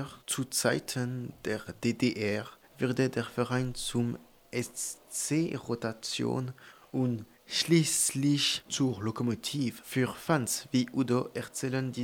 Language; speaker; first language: German; native; German